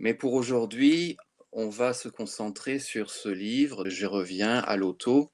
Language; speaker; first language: French; native; French